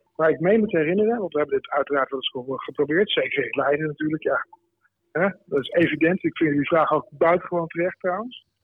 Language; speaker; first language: Dutch; early bilingual, other home language; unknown